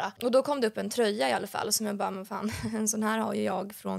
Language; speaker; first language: Swedish; native; Swedish